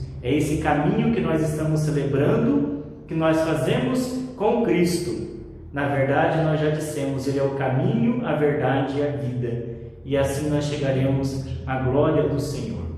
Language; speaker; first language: Portuguese; native; Portuguese